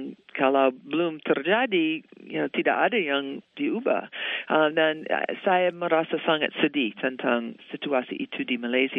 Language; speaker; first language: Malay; non-native, fluent; English